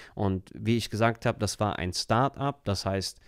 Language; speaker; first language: German; early bilingual, other home language; Turkish